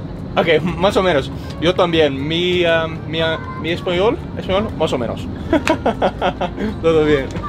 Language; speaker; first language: Spanish; non-native, learner; English